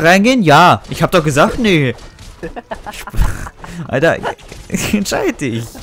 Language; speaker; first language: German; native; German